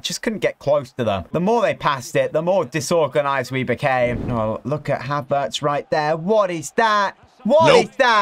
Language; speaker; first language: English; native; English